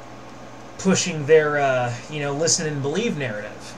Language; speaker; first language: English; native; English